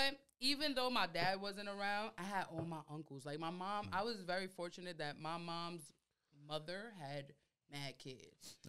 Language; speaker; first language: English; early bilingual, other home language; Spanish